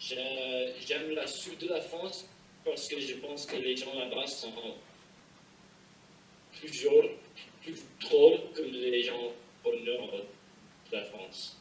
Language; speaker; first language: French; non-native, fluent; English